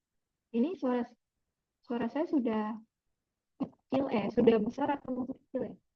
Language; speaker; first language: Indonesian; native; Indonesian